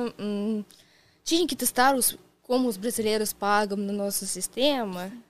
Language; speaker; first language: Portuguese; non-native, fluent; Russian